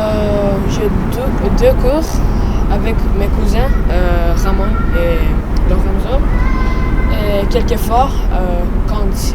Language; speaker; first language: French; non-native, learner; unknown